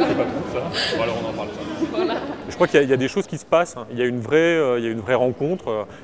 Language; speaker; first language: French; native; French